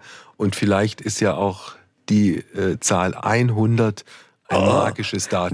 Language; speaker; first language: German; native; German